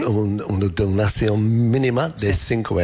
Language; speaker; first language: Spanish; non-native, learner; English